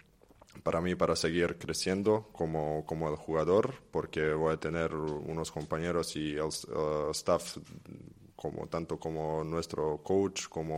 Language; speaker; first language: Spanish; non-native, fluent; Serbian